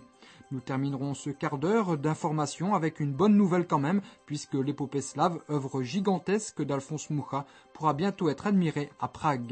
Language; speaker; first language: French; native; French